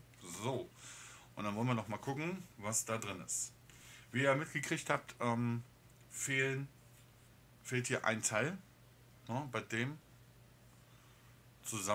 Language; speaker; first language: German; native; German